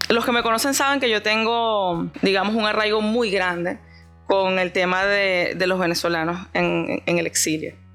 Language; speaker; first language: Spanish; native; Spanish